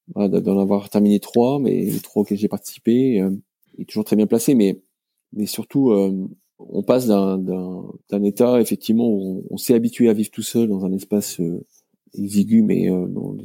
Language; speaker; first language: French; native; French